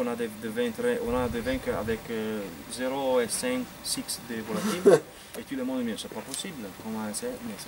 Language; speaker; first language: French; non-native, fluent; Italian